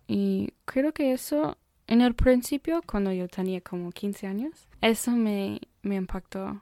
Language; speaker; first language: Spanish; non-native, fluent; English